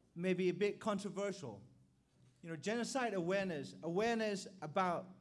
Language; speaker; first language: English; non-native, fluent; Burmese